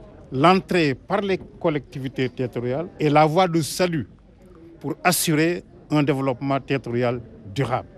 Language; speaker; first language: French; non-native, local second language; Wolof